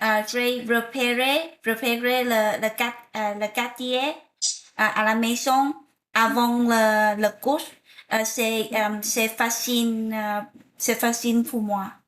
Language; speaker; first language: French; non-native, learner; Vietnamese